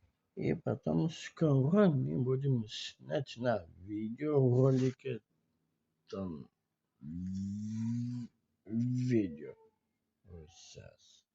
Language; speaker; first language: Russian; non-native, learner; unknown